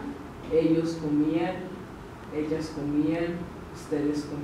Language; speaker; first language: Spanish; non-native, learner; English